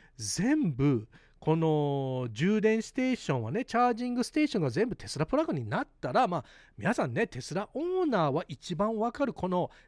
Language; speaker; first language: Japanese; early bilingual, heritage; Japanese